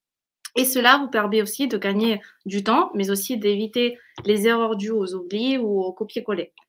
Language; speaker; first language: French; native; French